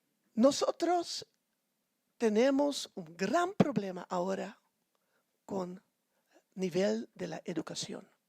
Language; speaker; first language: Spanish; non-native, fluent; Papiamento